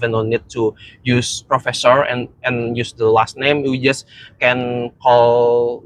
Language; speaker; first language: English; non-native, fluent; Indonesian